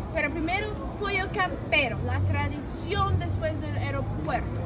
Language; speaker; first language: Spanish; non-native, fluent; English